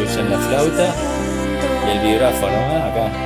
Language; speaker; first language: Spanish; native; Spanish